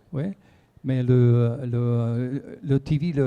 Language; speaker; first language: French; non-native, fluent; Spanish